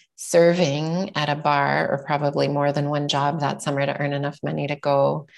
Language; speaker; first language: English; native; English